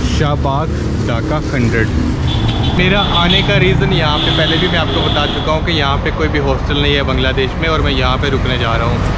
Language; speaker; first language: Hindi; native; Hindi